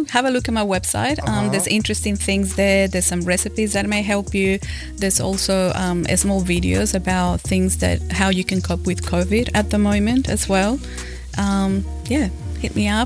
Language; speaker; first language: English; non-native, fluent; Spanish